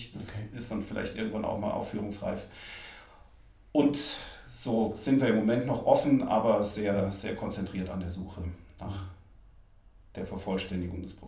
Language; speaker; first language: German; native; German